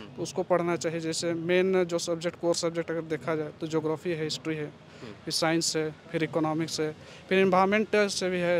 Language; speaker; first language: Hindi; native; Hindi